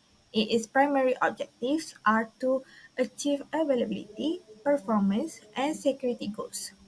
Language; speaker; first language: English; non-native, local second language; Malay